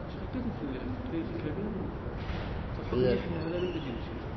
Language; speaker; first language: Arabic; native; Arabic